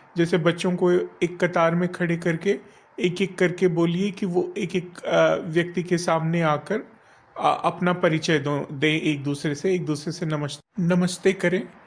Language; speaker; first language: Hindi; native; Hindi